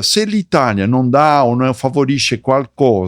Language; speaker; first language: Italian; early bilingual, heritage; Portuguese